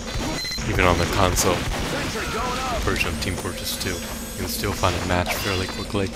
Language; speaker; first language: English; native; English